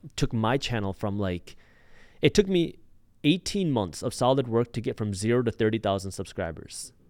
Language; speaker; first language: English; early bilingual, other home language; Punjabi